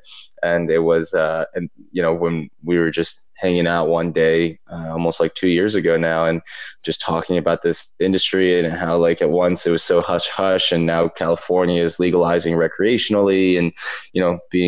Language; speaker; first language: English; native; English